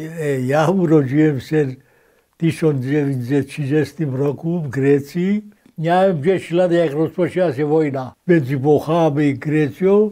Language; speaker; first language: Polish; non-native, fluent; Greek